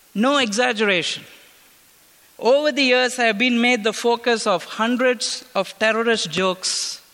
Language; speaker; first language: English; non-native, local second language; Tamil